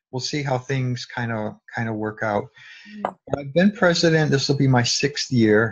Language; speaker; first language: English; native; English